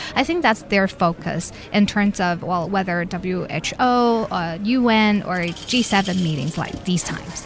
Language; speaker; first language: English; non-native, fluent; Chinese